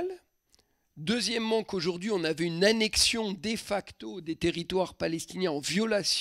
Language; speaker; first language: French; native; French